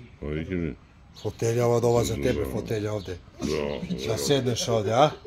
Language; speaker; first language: Croatian; native; Croatian